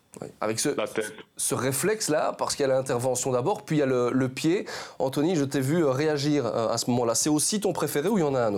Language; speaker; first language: French; native; French